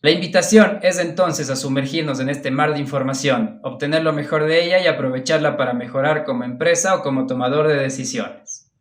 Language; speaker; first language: Spanish; native; Spanish